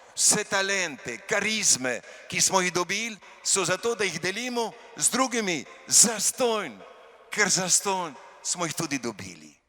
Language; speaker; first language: Slovenian; early bilingual, heritage; Slovenian